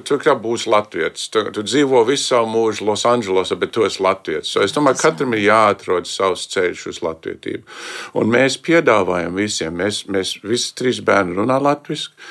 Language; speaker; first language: Latvian; early bilingual, heritage; Latvian